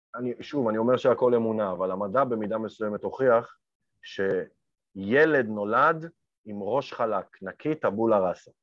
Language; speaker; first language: Hebrew; early bilingual, other home language; Romanian